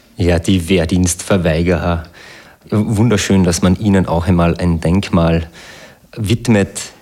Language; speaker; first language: German; native; German